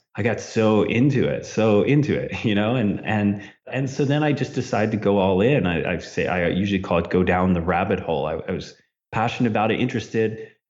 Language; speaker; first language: English; early bilingual, other home language; Italian